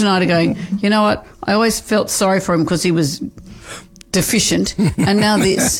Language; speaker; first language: English; native; English